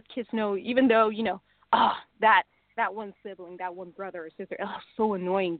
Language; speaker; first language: English; non-native, local second language; Cantonese